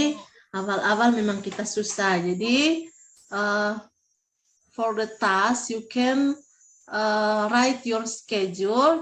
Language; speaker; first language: English; non-native, learner; Indonesian